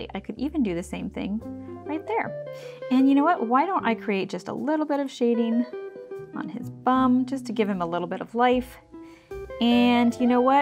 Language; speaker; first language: English; native; English